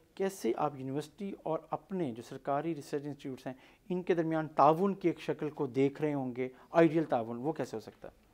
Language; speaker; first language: Urdu; non-native, local second language; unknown